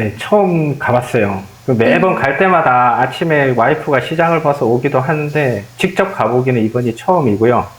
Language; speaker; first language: Korean; native; Korean